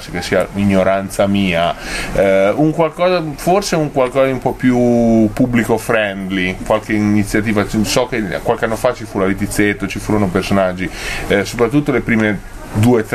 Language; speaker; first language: Italian; native; Italian